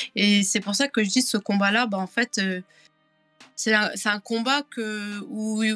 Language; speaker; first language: French; native; French